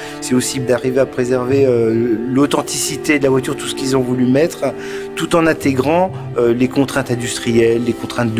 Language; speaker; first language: French; native; French